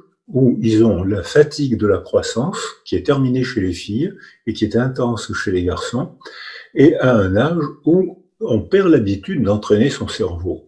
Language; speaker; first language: French; native; French